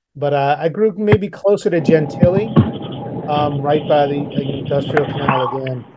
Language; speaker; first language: English; native; English